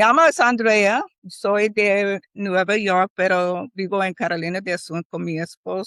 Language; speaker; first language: Spanish; non-native, learner; English